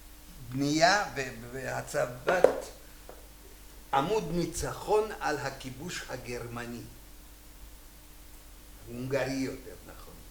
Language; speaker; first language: Hebrew; non-native, fluent; Hungarian